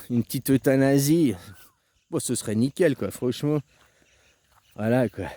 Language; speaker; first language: French; native; French